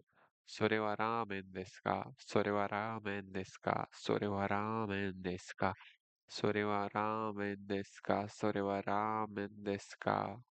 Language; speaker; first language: Japanese; non-native, learner; Nepali